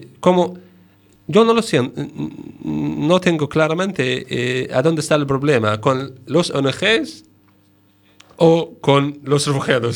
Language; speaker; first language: Spanish; non-native, learner; Arabic